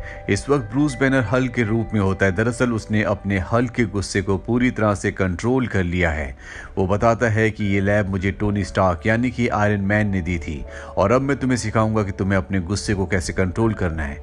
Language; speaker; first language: Hindi; native; Hindi